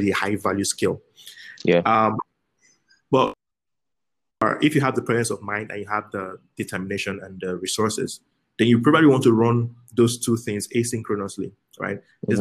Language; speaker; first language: English; native; English